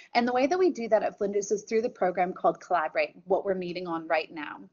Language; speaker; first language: English; native; English